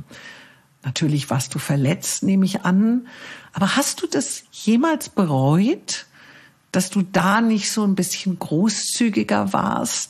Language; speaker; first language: German; native; German